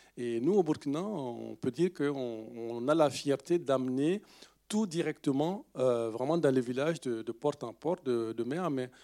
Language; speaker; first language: French; non-native, local second language; Dyula